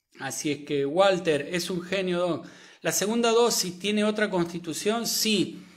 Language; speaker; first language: Spanish; native; Spanish